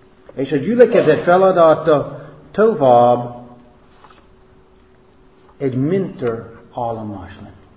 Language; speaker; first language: Hungarian; non-native, fluent; English